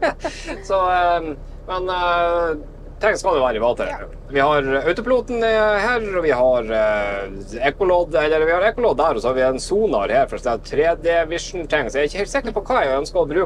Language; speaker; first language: Norwegian; native; Norwegian